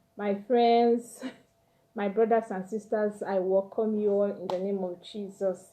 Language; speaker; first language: English; non-native, local second language; Yoruba